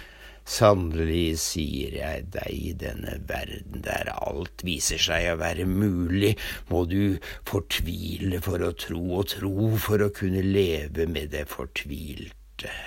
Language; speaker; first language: Norwegian; native; Norwegian